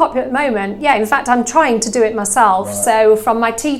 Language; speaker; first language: English; native; English